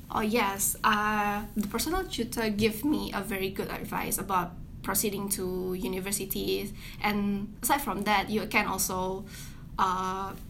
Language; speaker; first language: English; non-native, fluent; Indonesian